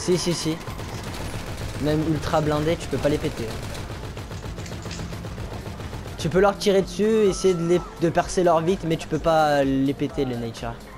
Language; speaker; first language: French; native; French